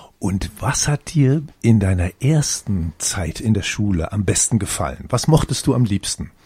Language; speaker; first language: German; native; German